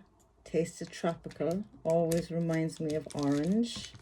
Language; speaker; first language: English; native; English